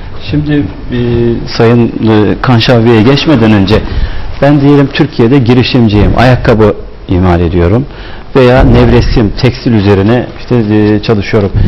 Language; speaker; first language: Turkish; native; Turkish